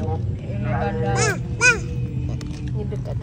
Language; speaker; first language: Malay; native; Malay